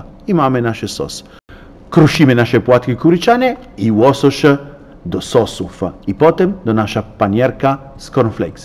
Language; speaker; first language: Polish; non-native, learner; Italian